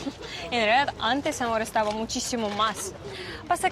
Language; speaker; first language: Spanish; non-native, fluent; Russian